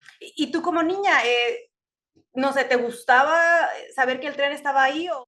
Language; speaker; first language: Spanish; native; Spanish